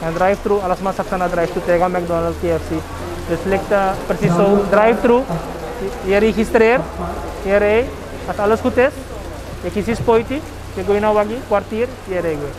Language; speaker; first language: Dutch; non-native, local second language; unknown